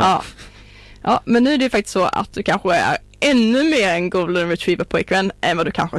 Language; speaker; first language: Swedish; native; Swedish